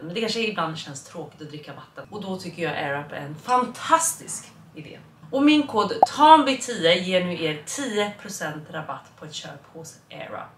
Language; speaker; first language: Swedish; native; Swedish